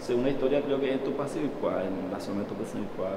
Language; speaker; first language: Spanish; native; Spanish